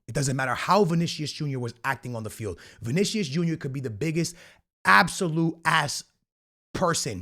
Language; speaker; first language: English; native; English